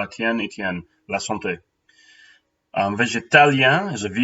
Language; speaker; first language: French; non-native, fluent; English